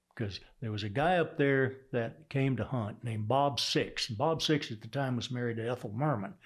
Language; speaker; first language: English; native; English